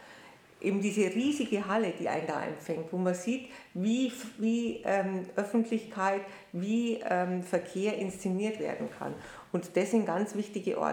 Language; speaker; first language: German; native; German